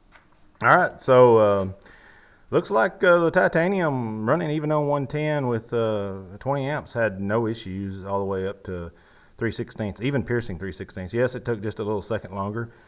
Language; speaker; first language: English; native; English